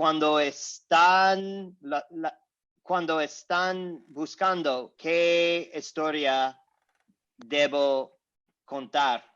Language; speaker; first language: Spanish; non-native, learner; English